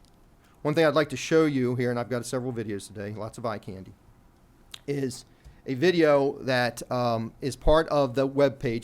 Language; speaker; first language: English; native; English